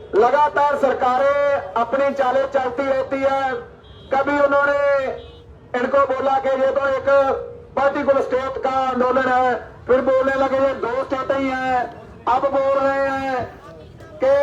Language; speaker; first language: Hindi; native; Hindi